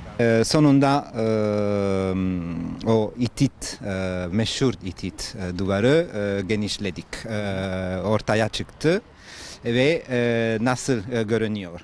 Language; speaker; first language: Turkish; non-native, learner; Italian